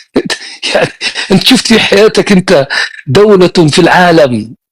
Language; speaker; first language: Arabic; native; Arabic